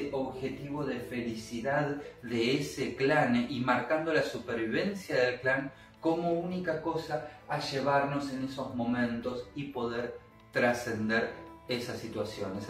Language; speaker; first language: Spanish; native; Spanish